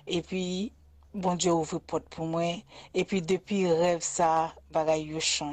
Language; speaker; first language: French; native; French